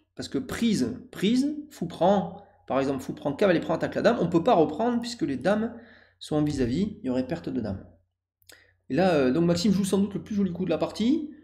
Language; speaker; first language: French; native; French